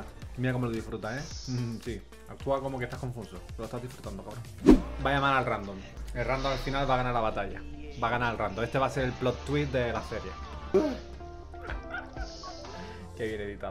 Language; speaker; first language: Spanish; native; Spanish